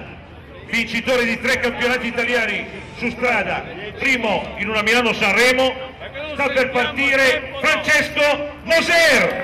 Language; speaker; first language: Italian; native; Italian